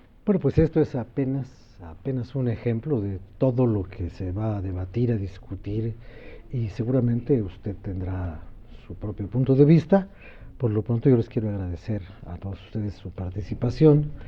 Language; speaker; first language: Spanish; native; Spanish